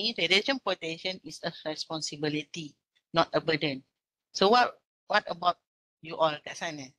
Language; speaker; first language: English; non-native, local second language; Malay